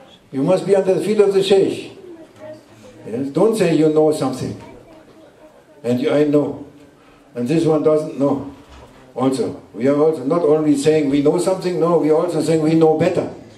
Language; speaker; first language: English; non-native, fluent; German